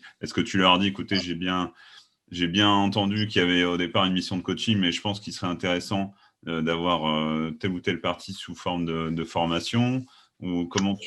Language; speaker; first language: French; native; French